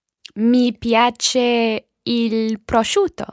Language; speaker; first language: Italian; non-native, learner; English